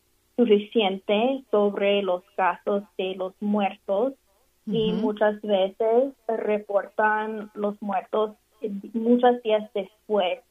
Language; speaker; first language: Spanish; non-native, fluent; English